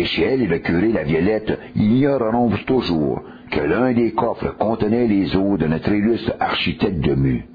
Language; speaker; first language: French; native; French